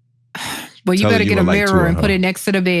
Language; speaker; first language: English; native; English